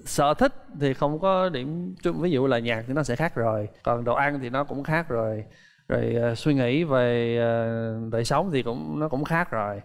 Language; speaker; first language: Vietnamese; non-native, fluent; English